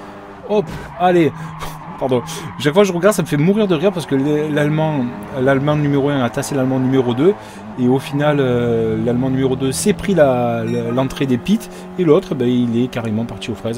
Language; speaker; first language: French; native; French